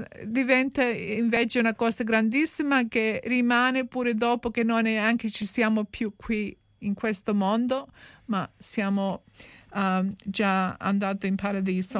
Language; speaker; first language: Italian; early bilingual, heritage; Italian